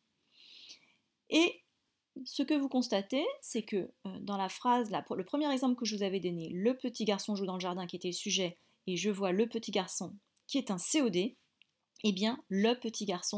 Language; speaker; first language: French; native; French